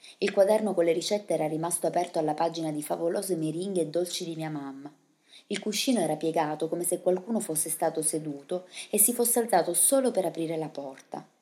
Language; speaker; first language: Italian; early bilingual, other home language; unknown